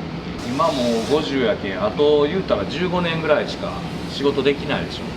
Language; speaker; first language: Japanese; native; Japanese